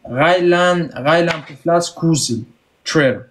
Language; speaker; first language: German; non-native, learner; Arabic